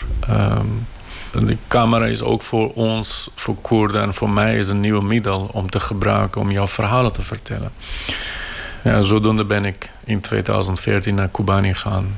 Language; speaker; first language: Dutch; non-native, fluent; Kurdish